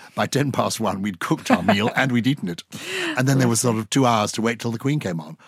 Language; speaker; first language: English; native; English